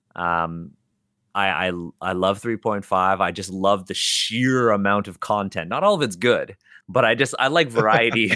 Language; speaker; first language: English; native; English